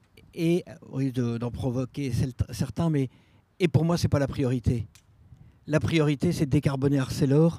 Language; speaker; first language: French; native; French